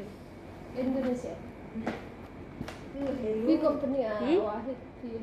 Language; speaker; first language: Arabic; non-native, learner; Indonesian